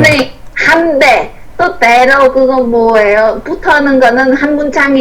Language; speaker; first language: Korean; non-native, learner; Vietnamese